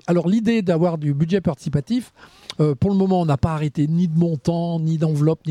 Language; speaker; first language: French; native; French